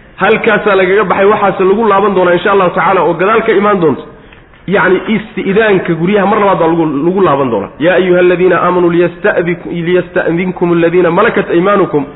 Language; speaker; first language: Somali; native; Somali